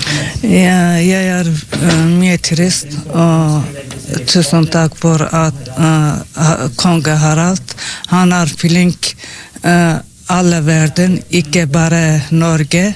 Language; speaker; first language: Norwegian; non-native, learner; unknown